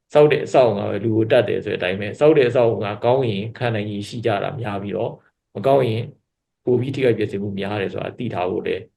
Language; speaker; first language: Burmese; native; Burmese